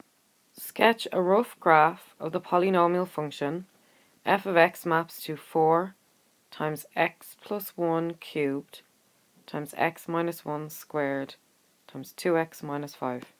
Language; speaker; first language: English; native; English